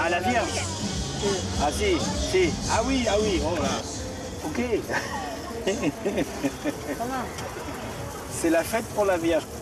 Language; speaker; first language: French; native; French